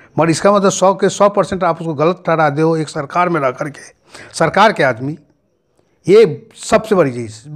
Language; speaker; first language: Hindi; native; Hindi